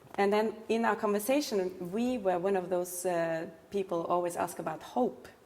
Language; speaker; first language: English; non-native, fluent; Norwegian